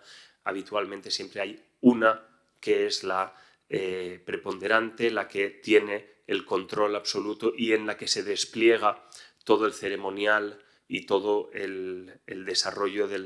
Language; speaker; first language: Spanish; native; Spanish